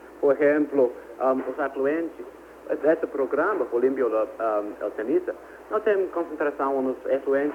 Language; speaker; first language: Portuguese; non-native, learner; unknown